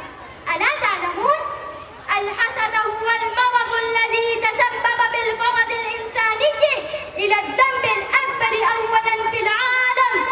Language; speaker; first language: Arabic; non-native, learner; Urdu